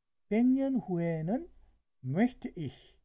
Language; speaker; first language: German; non-native, fluent; Korean